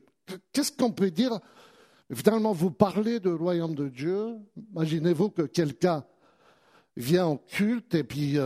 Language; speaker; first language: French; native; French